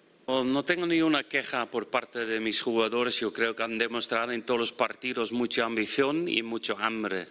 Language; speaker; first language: Spanish; non-native, fluent; Dutch